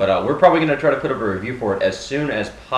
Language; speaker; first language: English; native; English